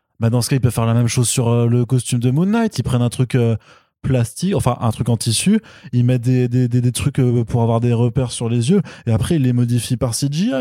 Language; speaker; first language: French; native; French